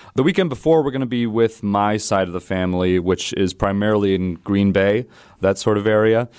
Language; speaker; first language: English; native; English